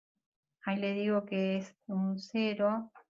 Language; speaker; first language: Spanish; native; Spanish